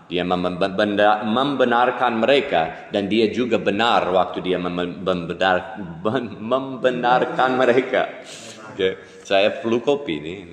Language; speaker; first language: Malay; non-native, fluent; English